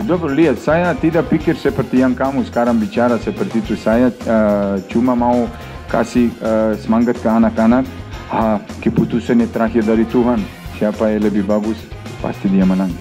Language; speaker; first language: Indonesian; non-native, fluent; Serbian